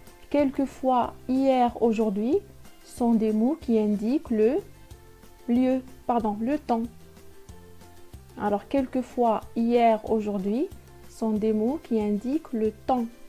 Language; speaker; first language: French; non-native, local second language; Arabic